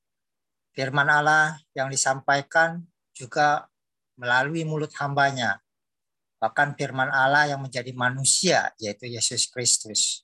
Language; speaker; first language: Indonesian; native; Indonesian